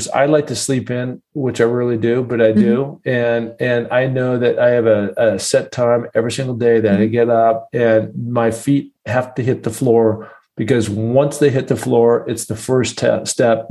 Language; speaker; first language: English; native; English